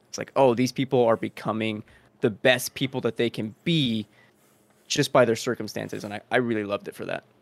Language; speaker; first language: English; early bilingual, other home language; Spanish